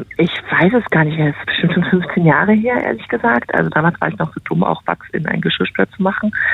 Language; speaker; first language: German; native; German